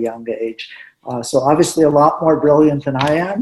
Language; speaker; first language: English; early bilingual, other home language; Spanish